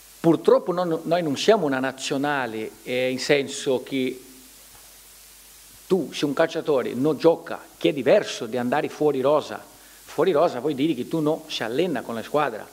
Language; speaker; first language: Italian; non-native, fluent; Portuguese